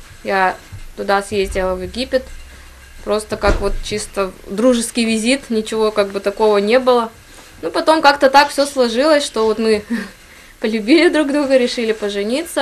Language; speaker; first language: Russian; native; Russian